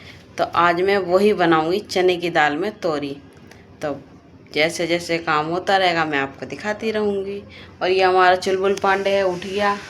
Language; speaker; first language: Hindi; native; Hindi